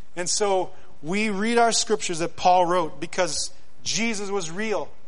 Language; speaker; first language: English; native; English